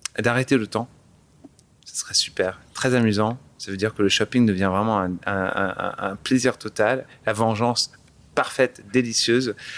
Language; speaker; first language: French; early bilingual, other home language; English